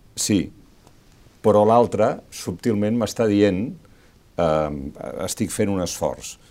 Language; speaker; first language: Catalan; native; Catalan